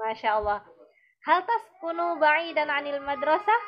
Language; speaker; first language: Arabic; non-native, fluent; Indonesian